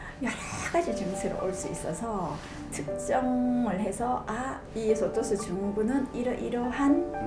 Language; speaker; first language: Korean; native; Korean